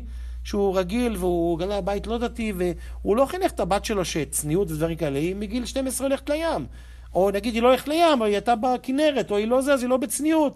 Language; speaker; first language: Hebrew; native; Hebrew